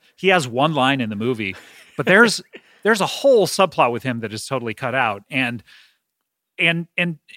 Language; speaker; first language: English; native; English